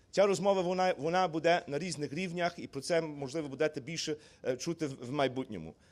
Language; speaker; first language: Ukrainian; early bilingual, heritage; Ukrainian